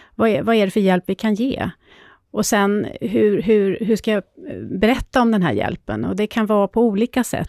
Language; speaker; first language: Swedish; native; Swedish